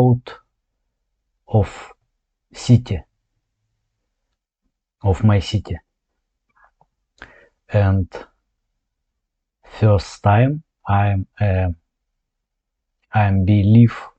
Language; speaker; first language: English; non-native, learner; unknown